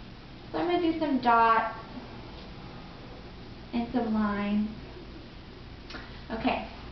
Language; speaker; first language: English; native; English